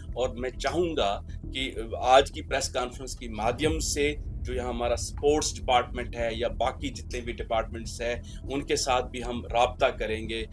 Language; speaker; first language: Hindi; non-native, local second language; Kashmiri